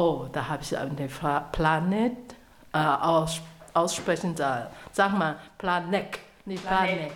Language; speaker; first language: German; non-native, learner; Chinese